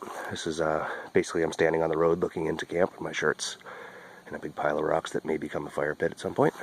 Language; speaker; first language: English; native; English